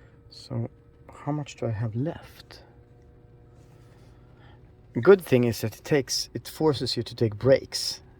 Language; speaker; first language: English; non-native, fluent; Swedish